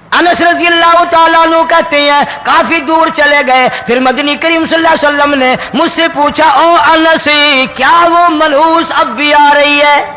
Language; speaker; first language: Urdu; non-native, local second language; Punjabi